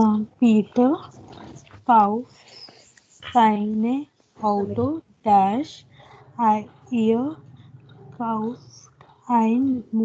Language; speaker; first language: German; non-native, learner; Hindi